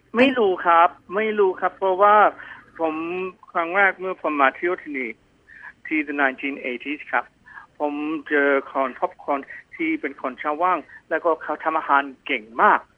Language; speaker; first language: Thai; non-native, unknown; English